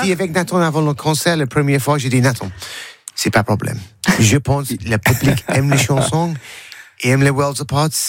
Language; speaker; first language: French; non-native, learner; English